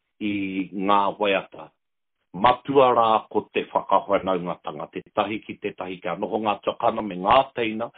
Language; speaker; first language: Māori; native; Māori